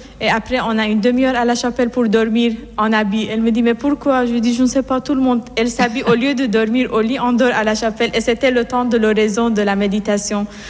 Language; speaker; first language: French; non-native, fluent; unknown